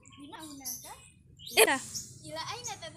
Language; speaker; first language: Arabic; non-native, learner; Indonesian